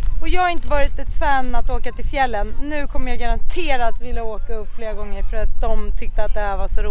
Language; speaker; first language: Swedish; native; Swedish